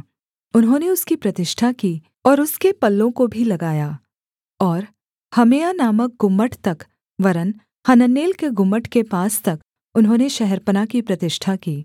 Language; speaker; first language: Hindi; native; Hindi